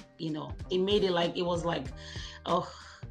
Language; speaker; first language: English; non-native, local second language; Igbo